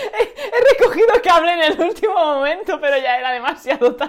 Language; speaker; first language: Spanish; native; Spanish